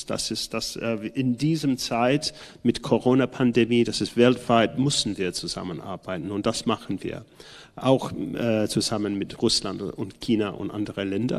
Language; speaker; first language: German; non-native, fluent; English